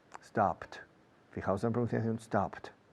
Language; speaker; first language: Spanish; non-native, fluent; English